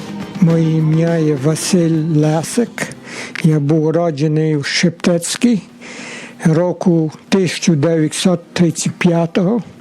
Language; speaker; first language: Ukrainian; early bilingual, heritage; Ukrainian